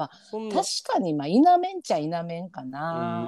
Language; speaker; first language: Japanese; native; Japanese